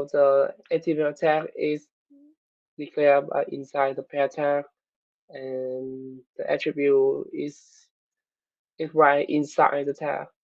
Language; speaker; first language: English; non-native, learner; Vietnamese